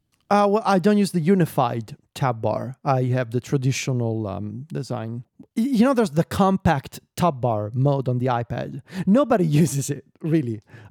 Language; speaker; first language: English; non-native, fluent; Italian